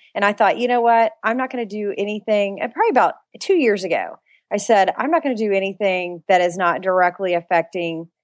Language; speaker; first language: English; native; English